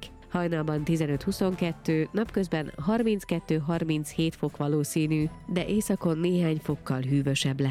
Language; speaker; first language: Hungarian; native; Hungarian